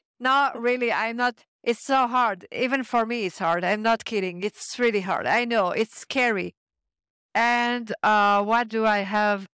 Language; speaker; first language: English; non-native, fluent; French